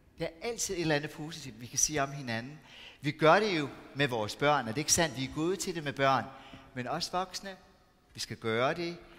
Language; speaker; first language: Danish; native; Danish